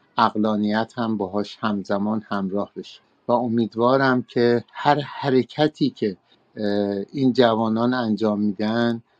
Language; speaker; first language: Persian; native; Persian